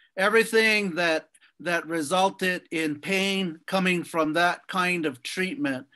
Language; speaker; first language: English; native; English